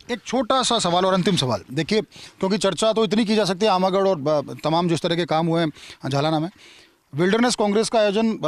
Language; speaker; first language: Hindi; native; Hindi